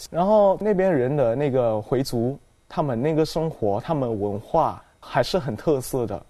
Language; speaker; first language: Chinese; non-native, fluent; Indonesian